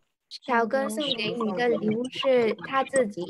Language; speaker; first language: Chinese; non-native, learner; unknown